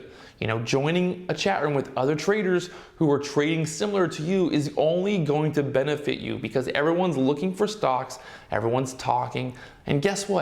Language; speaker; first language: English; native; English